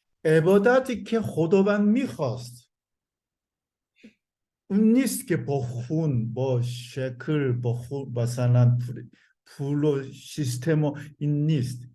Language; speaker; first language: Persian; non-native, learner; Korean